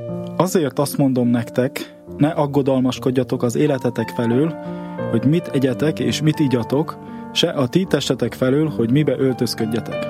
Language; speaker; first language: Hungarian; native; Hungarian